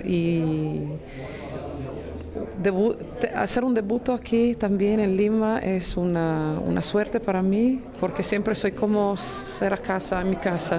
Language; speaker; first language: Spanish; non-native, fluent; Italian